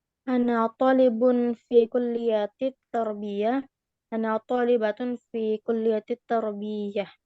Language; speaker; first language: Arabic; non-native, learner; Indonesian